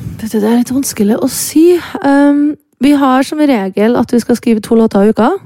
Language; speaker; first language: Norwegian; native; Norwegian